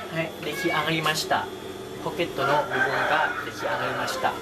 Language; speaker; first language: Japanese; non-native, learner; Thai